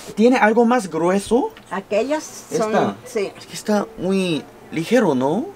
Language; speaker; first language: Spanish; non-native, fluent; Korean